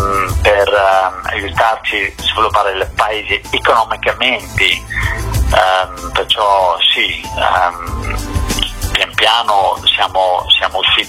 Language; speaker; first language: Italian; non-native, fluent; English